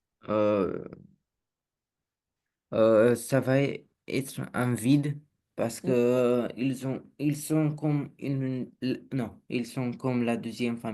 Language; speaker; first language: French; non-native, learner; Romanian